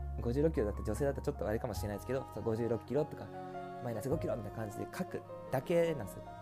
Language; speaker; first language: Japanese; native; Japanese